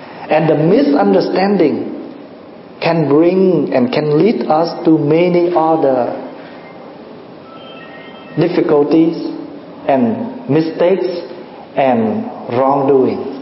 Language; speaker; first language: English; non-native, fluent; Vietnamese